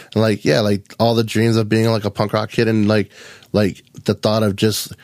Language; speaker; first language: English; native; English